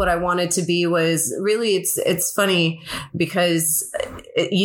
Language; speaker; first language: English; early bilingual, other home language; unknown